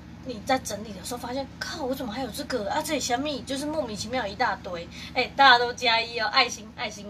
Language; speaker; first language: Chinese; native; Chinese